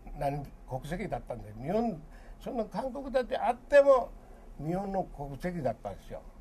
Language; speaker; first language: Japanese; early bilingual, other home language; Korean